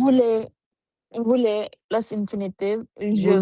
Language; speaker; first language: French; non-native, learner; Punjabi